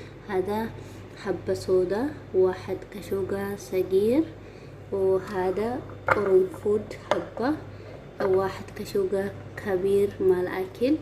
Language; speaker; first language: Arabic; non-native, learner; Oromo